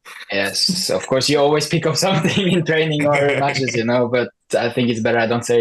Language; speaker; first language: English; non-native, fluent; Norwegian